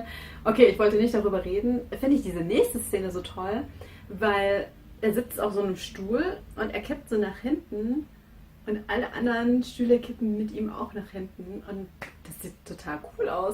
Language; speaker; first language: German; native; German